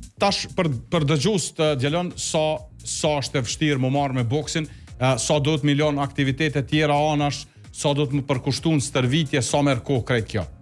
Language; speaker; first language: Albanian; native; Albanian